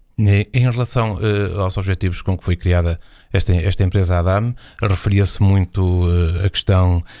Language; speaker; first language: Portuguese; native; Portuguese